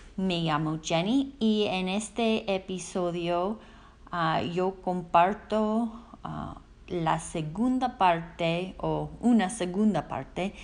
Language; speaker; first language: Spanish; non-native, fluent; English